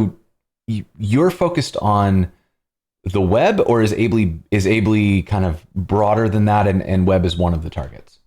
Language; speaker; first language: English; native; English